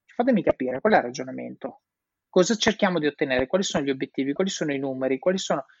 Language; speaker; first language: Italian; native; Italian